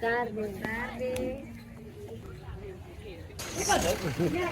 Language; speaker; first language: Portuguese; non-native, learner; Tetum